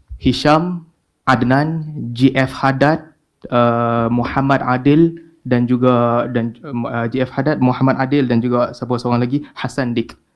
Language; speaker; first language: Malay; native; Malay